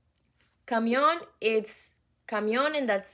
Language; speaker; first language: Spanish; non-native, fluent; English